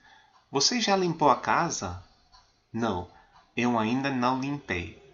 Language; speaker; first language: Portuguese; non-native, fluent; English